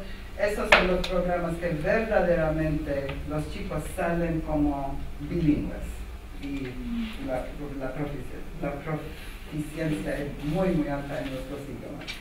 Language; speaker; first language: Spanish; non-native, fluent; Armenian